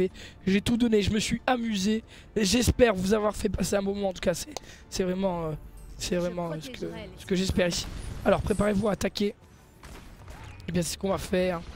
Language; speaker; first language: French; native; French